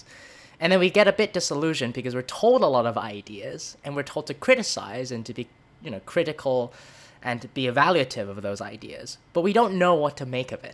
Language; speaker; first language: English; non-native, local second language; Cantonese